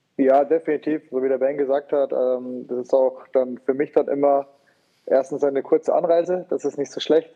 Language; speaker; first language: German; native; German